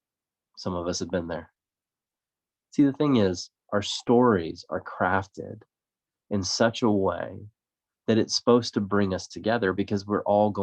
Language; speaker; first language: English; native; English